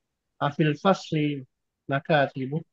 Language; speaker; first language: Arabic; non-native, learner; Indonesian